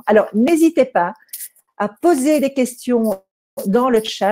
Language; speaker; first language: French; native; French